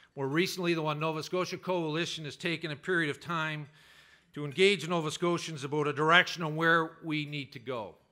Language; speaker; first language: English; native; English